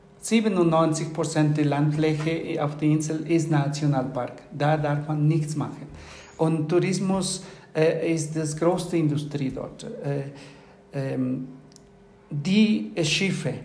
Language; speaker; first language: German; non-native, fluent; Spanish